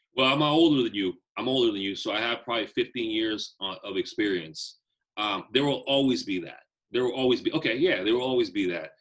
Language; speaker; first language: English; native; English